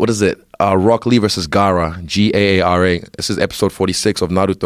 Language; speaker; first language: English; native; English